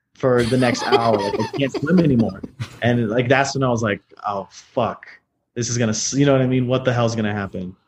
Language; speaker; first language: English; native; English